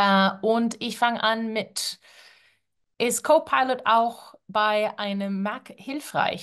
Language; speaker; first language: German; non-native, fluent; Spanish